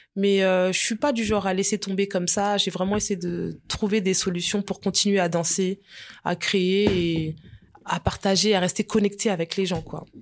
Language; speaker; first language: French; early bilingual, other home language; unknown